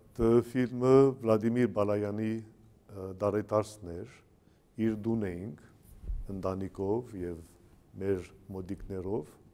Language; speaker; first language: Armenian; native; Armenian